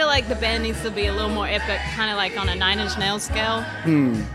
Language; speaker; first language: English; native; English